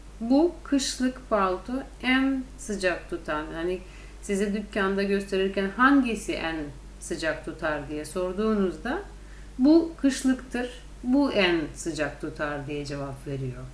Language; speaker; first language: Turkish; non-native, fluent; Russian